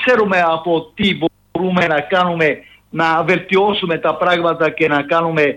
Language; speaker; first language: Greek; non-native, fluent; Serbian